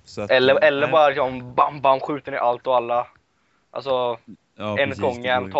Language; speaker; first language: Swedish; native; Swedish